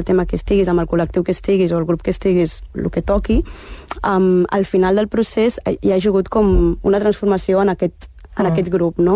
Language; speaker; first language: Catalan; early bilingual, heritage; Catalan